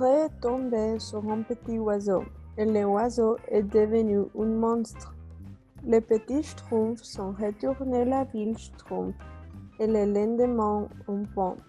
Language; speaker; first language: French; non-native, learner; Spanish